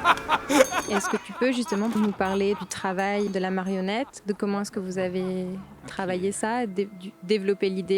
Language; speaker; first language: French; native; French